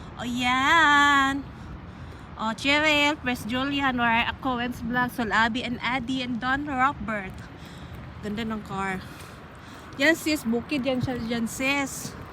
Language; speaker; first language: Filipino; non-native, local second language; Waray